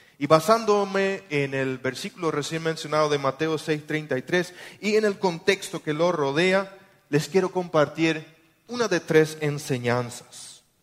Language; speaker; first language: Spanish; non-native, local second language; German